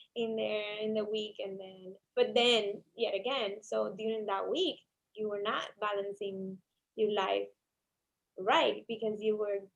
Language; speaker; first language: English; non-native, fluent; Spanish